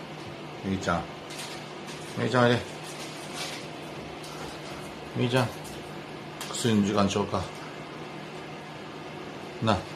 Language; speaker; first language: Japanese; native; Japanese